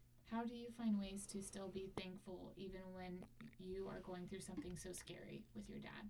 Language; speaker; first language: English; native; English